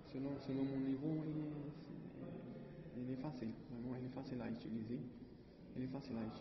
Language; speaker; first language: French; non-native, learner; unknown